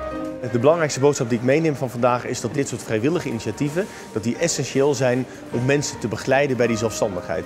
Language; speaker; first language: Dutch; native; Dutch